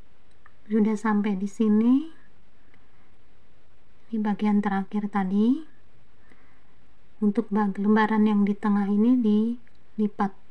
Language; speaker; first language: Indonesian; native; Indonesian